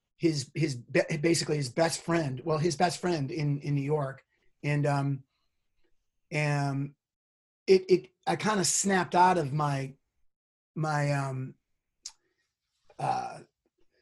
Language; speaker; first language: English; native; English